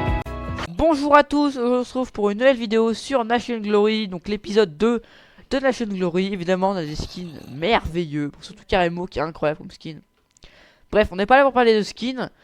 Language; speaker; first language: French; native; French